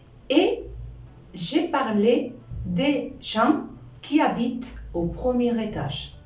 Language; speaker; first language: French; non-native, fluent; Spanish